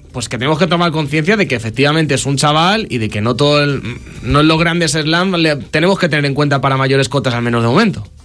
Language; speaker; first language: Spanish; native; Spanish